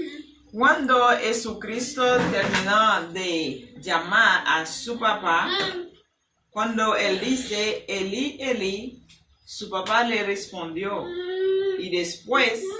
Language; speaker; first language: Spanish; non-native, learner; Haitian Creole